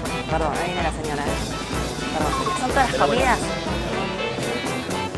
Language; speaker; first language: Spanish; early bilingual, other home language; Chinese